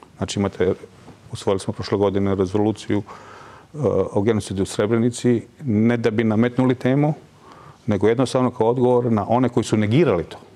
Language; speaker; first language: Serbian; non-native, local second language; Albanian